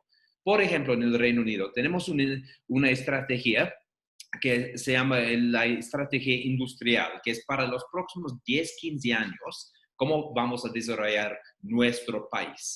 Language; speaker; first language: Spanish; non-native, fluent; English